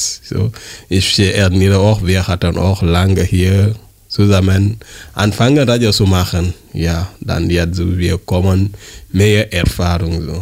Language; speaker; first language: German; non-native, learner; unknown